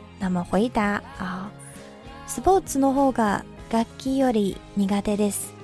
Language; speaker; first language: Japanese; non-native, fluent; Chinese